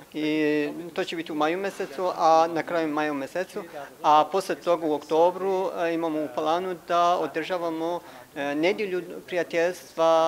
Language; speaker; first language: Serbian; non-native, fluent; Persian